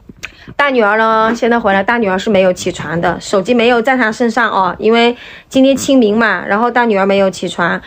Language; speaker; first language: Chinese; native; Chinese